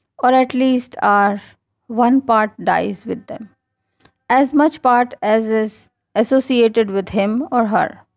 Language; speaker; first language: English; non-native, local second language; Hindi